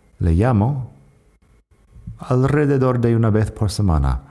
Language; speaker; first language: Spanish; non-native, fluent; English